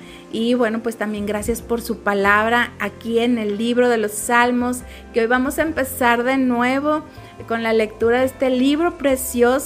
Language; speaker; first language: Spanish; native; Spanish